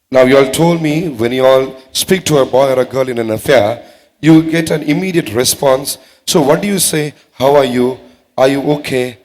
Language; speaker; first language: English; non-native, local second language; Tamil